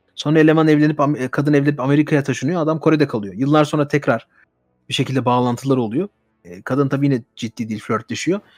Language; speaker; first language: Turkish; native; Turkish